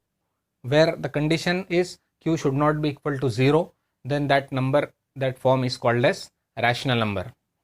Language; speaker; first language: English; non-native, local second language; Hindi